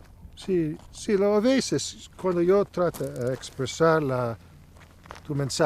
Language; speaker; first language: Spanish; non-native, learner; English